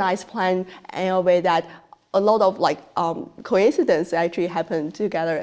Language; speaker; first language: English; non-native, fluent; Chinese